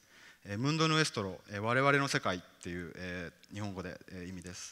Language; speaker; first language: Japanese; native; Japanese